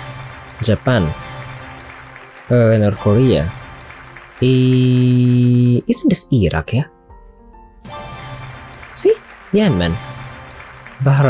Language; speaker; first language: English; non-native, learner; Indonesian